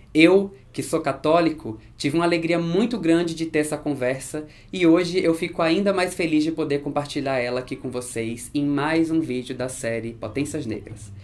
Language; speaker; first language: Portuguese; native; Portuguese